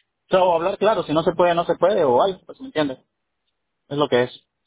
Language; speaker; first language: Spanish; native; Spanish